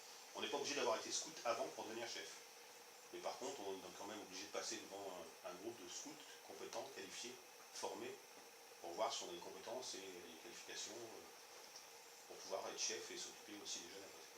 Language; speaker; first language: French; native; French